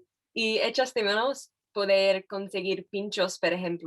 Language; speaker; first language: Spanish; non-native, fluent; English